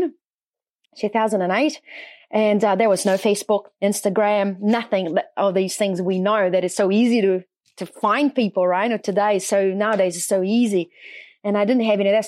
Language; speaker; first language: English; non-native, fluent; Portuguese